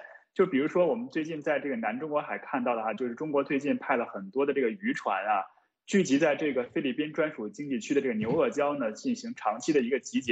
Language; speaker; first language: Chinese; native; Chinese